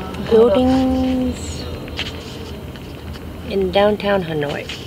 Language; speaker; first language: English; native; English